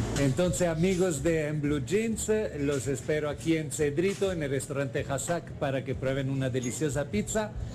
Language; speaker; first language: Spanish; non-native, fluent; Italian